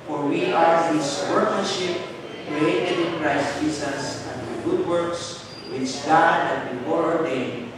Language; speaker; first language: English; non-native, local second language; Filipino